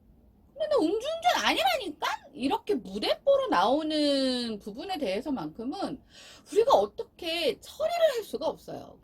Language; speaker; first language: Korean; native; Korean